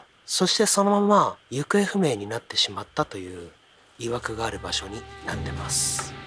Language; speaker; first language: Japanese; native; Japanese